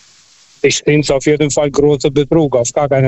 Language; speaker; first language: German; non-native, fluent; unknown